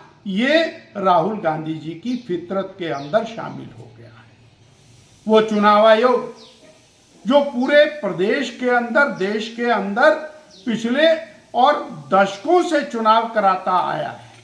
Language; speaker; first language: Hindi; native; Hindi